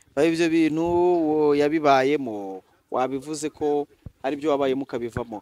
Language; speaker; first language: Kinyarwanda; native; Kinyarwanda